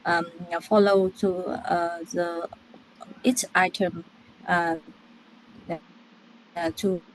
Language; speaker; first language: English; non-native, learner; Vietnamese